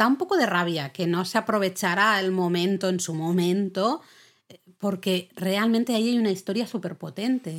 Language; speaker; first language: Spanish; native; Spanish